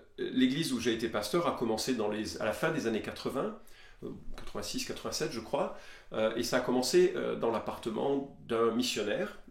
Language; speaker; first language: French; native; French